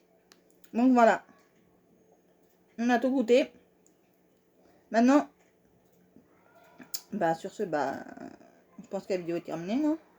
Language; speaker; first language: French; native; French